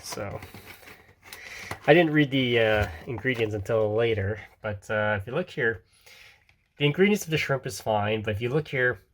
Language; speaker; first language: English; native; English